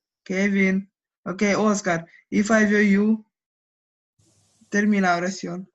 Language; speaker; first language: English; non-native, fluent; Ukrainian